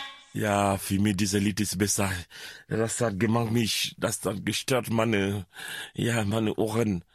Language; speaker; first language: German; non-native, learner; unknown